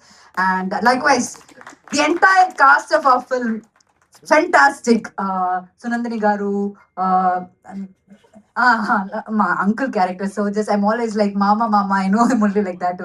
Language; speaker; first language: Telugu; non-native, fluent; Malayalam